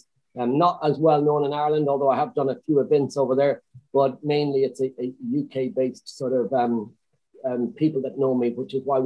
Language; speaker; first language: English; native; English